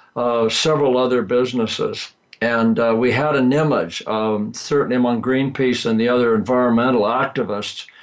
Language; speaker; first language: English; native; English